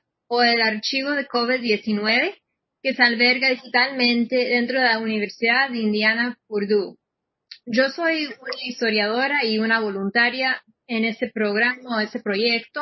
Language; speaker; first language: Spanish; non-native, fluent; English